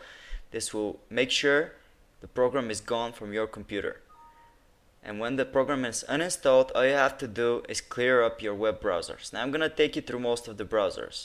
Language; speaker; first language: English; non-native, fluent; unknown